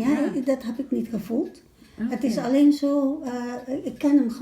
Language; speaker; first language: Dutch; early bilingual, other home language; Malay